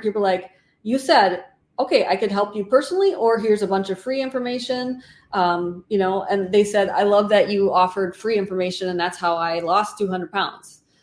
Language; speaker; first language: English; native; English